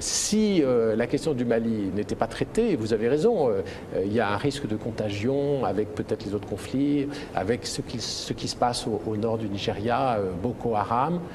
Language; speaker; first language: French; native; French